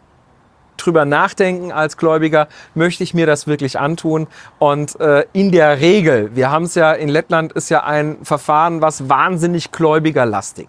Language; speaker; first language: German; native; German